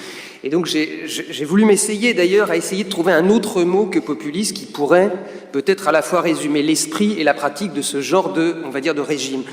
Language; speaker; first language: French; native; French